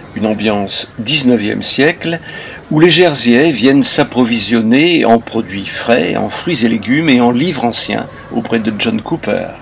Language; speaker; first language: French; native; French